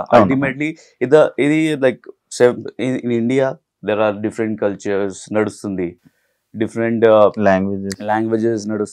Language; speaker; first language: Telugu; non-native, local second language; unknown